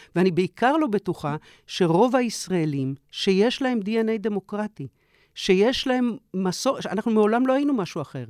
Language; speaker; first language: Hebrew; early bilingual, other home language; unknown